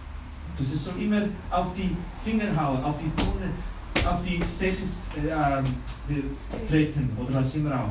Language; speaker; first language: German; non-native, fluent; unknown